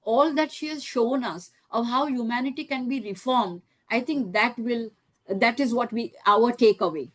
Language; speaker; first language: English; non-native, local second language; Gujarati